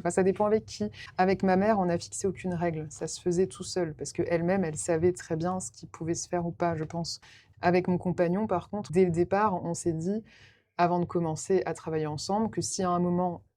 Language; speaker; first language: French; native; French